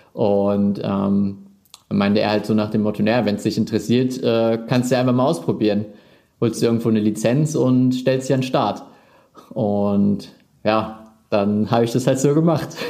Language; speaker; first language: German; native; German